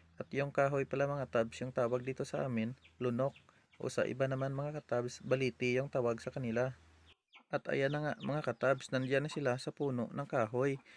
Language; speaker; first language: Filipino; non-native, local second language; Hiligaynon